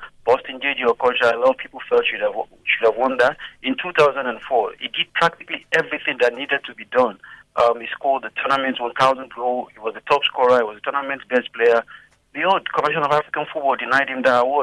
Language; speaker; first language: English; non-native, local second language; Yoruba